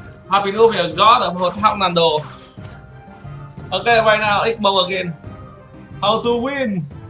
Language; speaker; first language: English; non-native, learner; Vietnamese